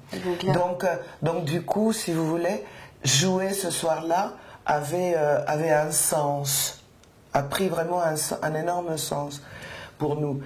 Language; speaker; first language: French; non-native, fluent; Spanish